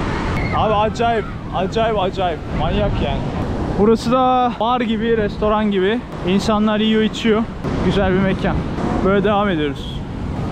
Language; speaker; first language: Turkish; native; Turkish